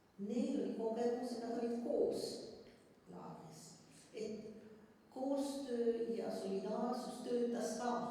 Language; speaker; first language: Estonian; non-native, fluent; French